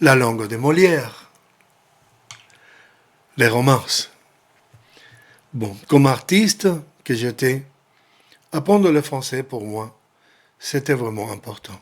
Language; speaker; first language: French; non-native, learner; Spanish